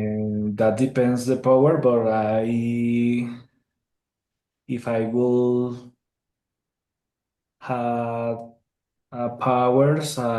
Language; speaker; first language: English; non-native, learner; Spanish